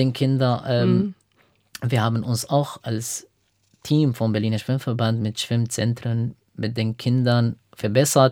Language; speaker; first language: German; non-native, fluent; Arabic